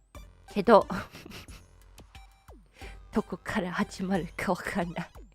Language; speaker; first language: Japanese; non-native, learner; English